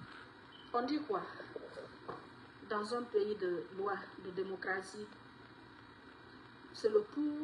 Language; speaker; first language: French; non-native, local second language; Fula